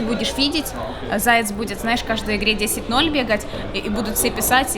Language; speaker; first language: Russian; native; Russian